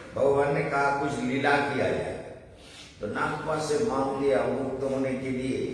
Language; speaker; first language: Hindi; non-native, local second language; Bangla